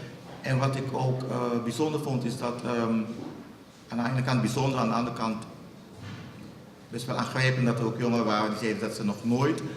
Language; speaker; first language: Dutch; native; Dutch